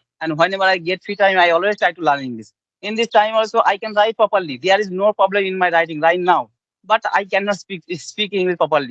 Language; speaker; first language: English; non-native, learner; Bangla